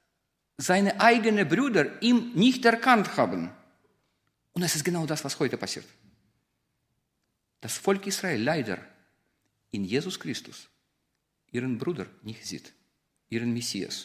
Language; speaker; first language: German; non-native, fluent; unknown